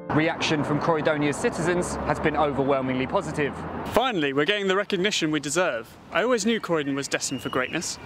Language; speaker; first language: English; native; English